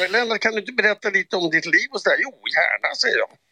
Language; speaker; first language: Swedish; native; Swedish